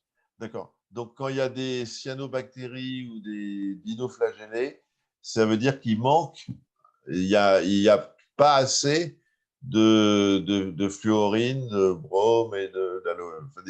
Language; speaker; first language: French; native; French